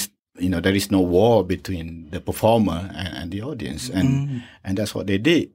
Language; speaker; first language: English; non-native, local second language; Malay